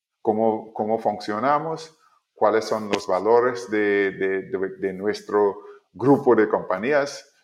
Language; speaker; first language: Spanish; non-native, learner; English